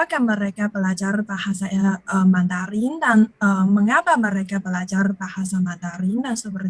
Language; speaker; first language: Indonesian; non-native, learner; Chinese